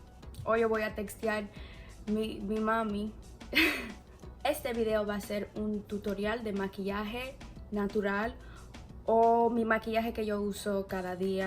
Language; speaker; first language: Spanish; early bilingual, heritage; English